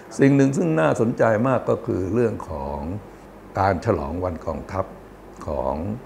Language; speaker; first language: Thai; native; Thai